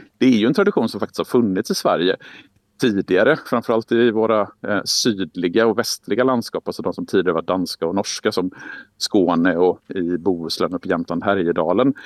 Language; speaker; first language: Swedish; native; Swedish